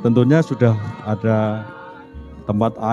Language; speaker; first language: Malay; non-native, local second language; Javanese